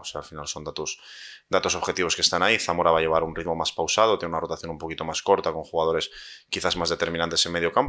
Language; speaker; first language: Spanish; native; Spanish